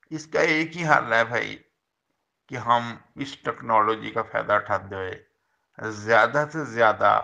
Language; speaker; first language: Urdu; non-native, local second language; Haryanvi